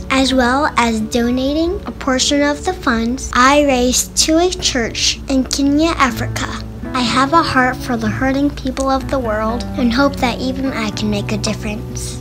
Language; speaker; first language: English; native; English